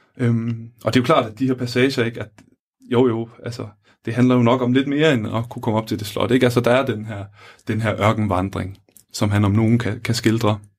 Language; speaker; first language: Danish; native; Danish